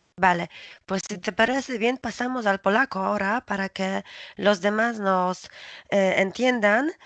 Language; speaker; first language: Spanish; non-native, fluent; Polish